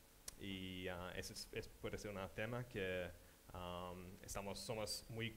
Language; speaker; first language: Spanish; non-native, fluent; English